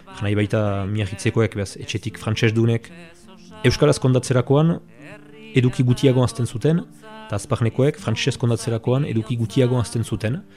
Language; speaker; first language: Basque; native; Basque